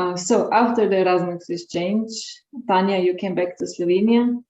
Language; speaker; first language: English; non-native, fluent; Slovenian